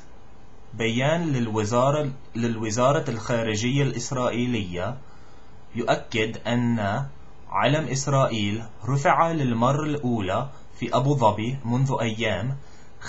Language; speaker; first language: Arabic; non-native, learner; English